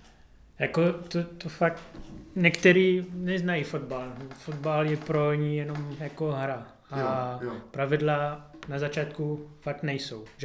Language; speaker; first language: Czech; non-native, fluent; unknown